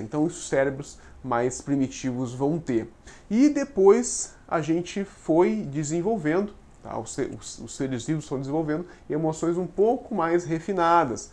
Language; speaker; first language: Portuguese; native; Portuguese